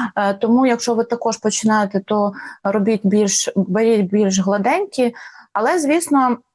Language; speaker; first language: Ukrainian; non-native, local second language; Russian